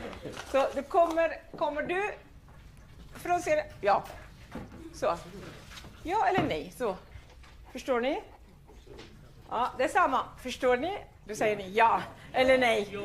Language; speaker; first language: Swedish; non-native, fluent; Arabic